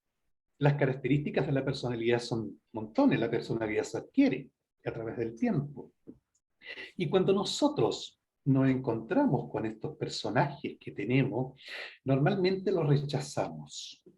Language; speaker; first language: Spanish; native; Spanish